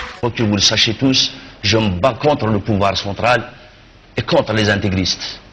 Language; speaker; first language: French; non-native, local second language; Kabyle